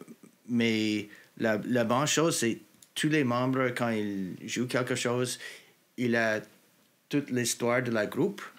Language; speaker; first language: French; non-native, local second language; English